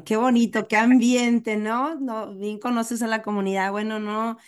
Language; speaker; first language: Spanish; native; Spanish